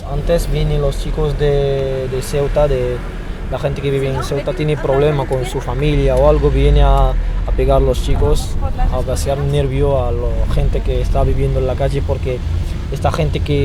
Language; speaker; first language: Spanish; non-native, fluent; Arabic